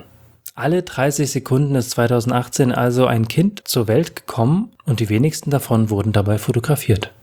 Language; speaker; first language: German; native; German